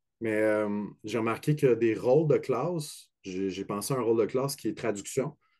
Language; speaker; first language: French; native; French